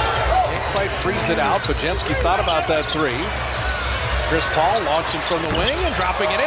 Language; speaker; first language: English; native; English